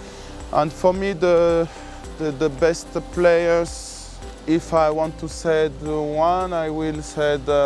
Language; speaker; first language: English; non-native, learner; French